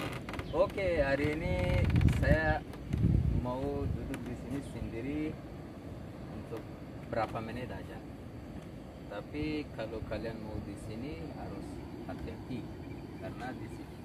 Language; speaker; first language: Indonesian; non-native, learner; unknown